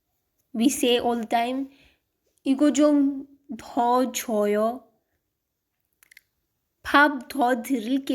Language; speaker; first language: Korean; non-native, learner; Hindi